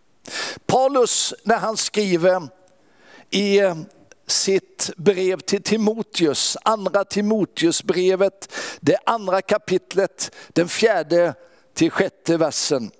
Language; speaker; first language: Swedish; native; Swedish